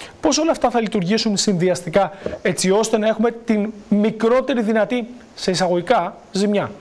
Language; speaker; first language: Greek; native; Greek